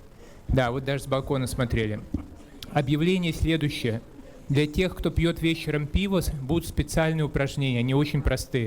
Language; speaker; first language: Russian; native; Russian